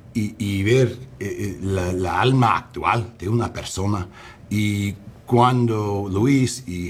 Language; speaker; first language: Spanish; early bilingual, heritage; English